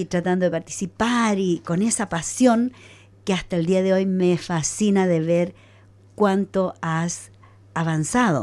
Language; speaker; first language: Spanish; native; Spanish